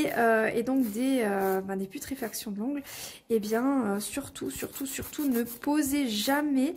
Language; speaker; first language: French; native; French